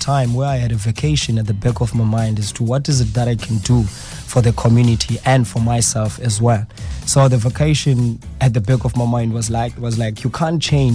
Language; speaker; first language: English; non-native, local second language; Xhosa